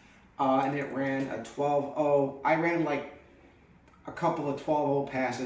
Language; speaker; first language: English; native; English